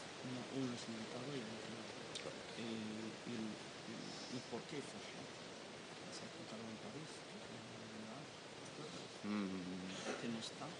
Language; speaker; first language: Spanish; non-native, fluent; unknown